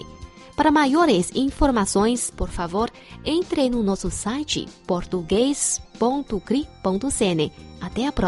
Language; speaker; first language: Portuguese; non-native, fluent; Chinese